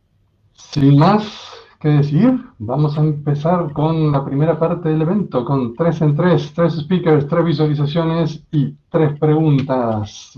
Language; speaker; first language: Spanish; native; Spanish